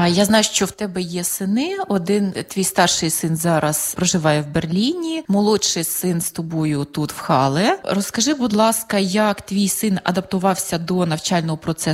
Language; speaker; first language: Ukrainian; native; Ukrainian